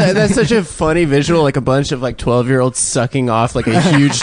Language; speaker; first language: English; native; English